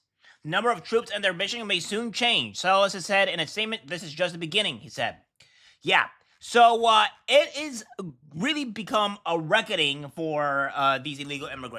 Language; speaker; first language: English; native; English